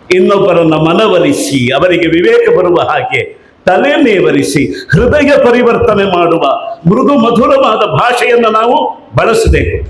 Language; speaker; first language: Kannada; native; Kannada